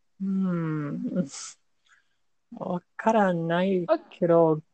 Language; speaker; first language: Japanese; non-native, learner; English